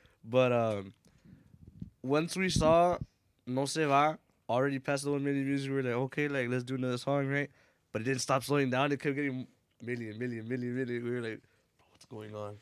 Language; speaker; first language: English; early bilingual, other home language; Spanish